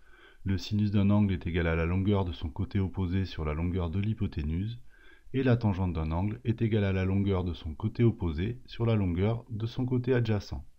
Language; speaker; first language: French; native; French